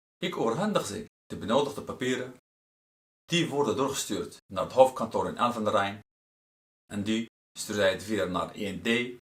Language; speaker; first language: Dutch; non-native, fluent; Arabic